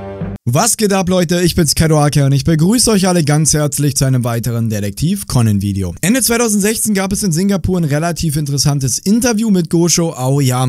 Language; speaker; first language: German; native; German